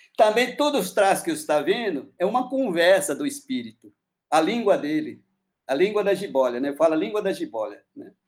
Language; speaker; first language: Portuguese; non-native, local second language; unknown